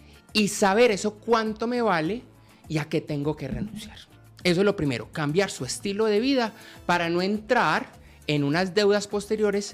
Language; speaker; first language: Spanish; native; Spanish